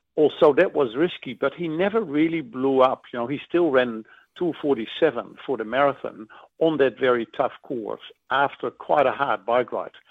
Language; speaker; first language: English; non-native, fluent; Dutch